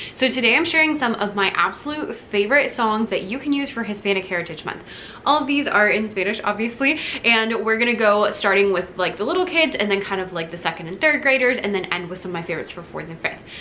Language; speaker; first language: English; native; English